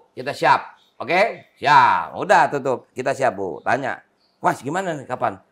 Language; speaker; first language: Indonesian; native; Indonesian